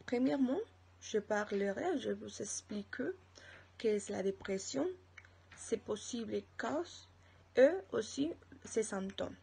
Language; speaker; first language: French; non-native, learner; Spanish